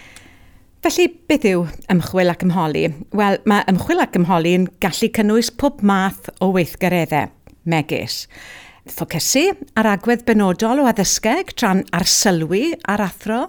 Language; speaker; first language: Welsh; native; Welsh